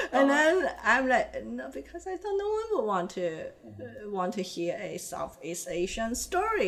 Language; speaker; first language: English; non-native, local second language; Cantonese